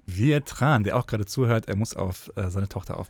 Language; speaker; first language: German; native; German